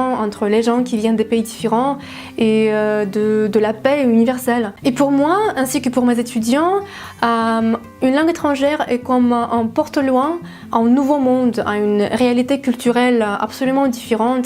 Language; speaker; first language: French; non-native, fluent; Russian